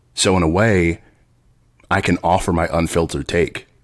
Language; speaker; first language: English; native; English